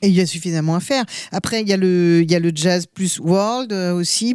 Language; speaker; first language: French; native; French